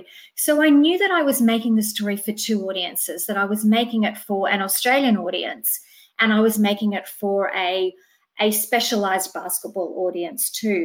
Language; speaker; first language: English; native; English